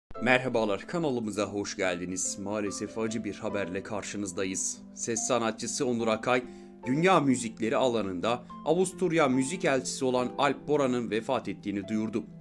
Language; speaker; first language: Turkish; native; Turkish